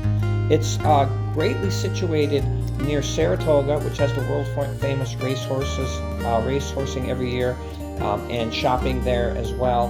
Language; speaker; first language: English; native; English